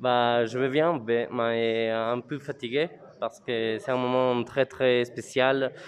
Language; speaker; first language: French; non-native, fluent; Spanish